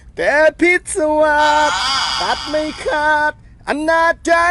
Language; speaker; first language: Thai; native; Thai